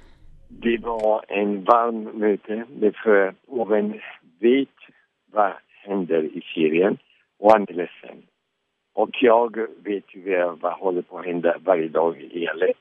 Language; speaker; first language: Swedish; early bilingual, heritage; Swedish